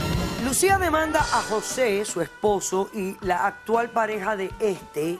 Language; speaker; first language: Spanish; native; Spanish